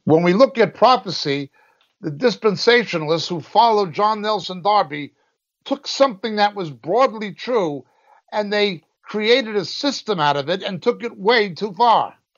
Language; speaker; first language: English; native; English